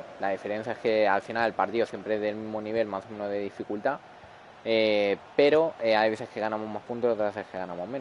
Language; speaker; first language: Spanish; native; Spanish